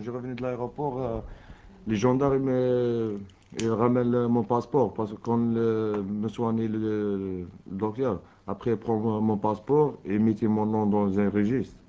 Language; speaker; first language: French; non-native, learner; Arabic